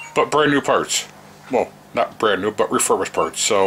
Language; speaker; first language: English; native; English